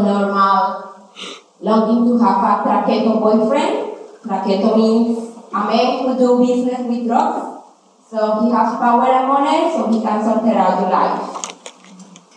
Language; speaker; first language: English; non-native, learner; Spanish